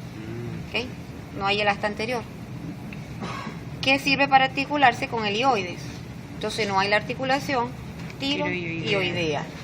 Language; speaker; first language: Spanish; native; Spanish